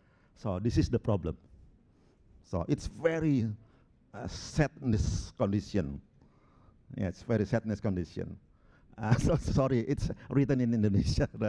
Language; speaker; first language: English; non-native, local second language; Indonesian